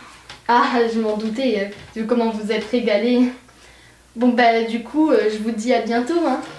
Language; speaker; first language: French; native; French